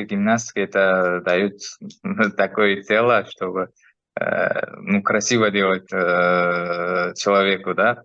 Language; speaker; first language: Russian; non-native, fluent; Uzbek